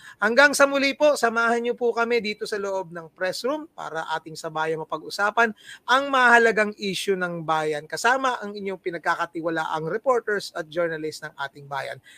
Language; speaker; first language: Filipino; non-native, local second language; Cebuano